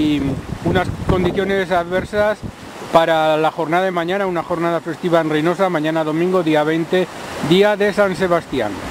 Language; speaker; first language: Spanish; native; Spanish